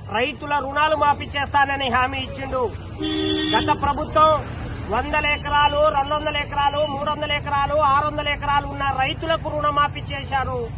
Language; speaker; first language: Telugu; non-native, local second language; Lambadi